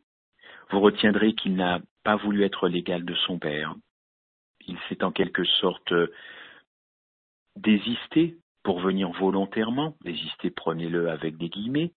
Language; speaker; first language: French; native; French